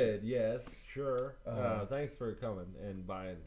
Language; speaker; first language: English; native; English